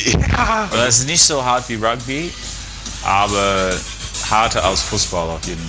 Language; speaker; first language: German; non-native, fluent; English